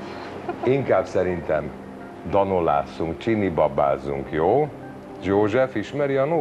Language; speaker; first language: Hungarian; native; Hungarian